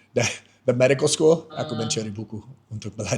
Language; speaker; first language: Indonesian; non-native, fluent; English